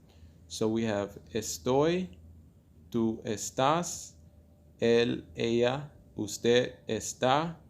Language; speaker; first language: Spanish; non-native, fluent; English